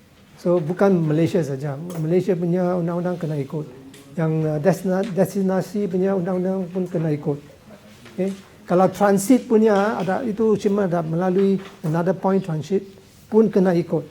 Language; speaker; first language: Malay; non-native, local second language; Cantonese